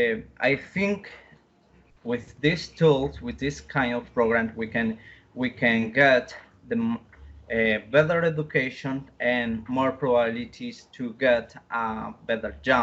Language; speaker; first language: English; non-native, learner; Spanish